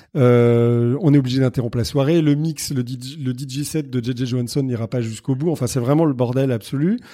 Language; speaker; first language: French; native; French